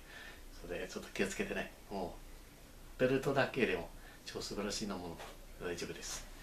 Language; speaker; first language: Japanese; non-native, fluent; English